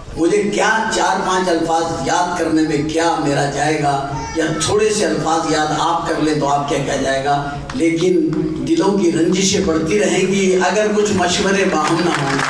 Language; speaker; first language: Urdu; native; Urdu